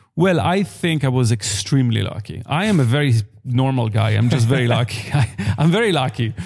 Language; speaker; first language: English; non-native, fluent; Italian